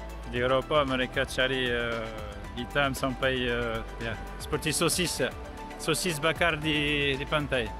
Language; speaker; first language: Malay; non-native, learner; French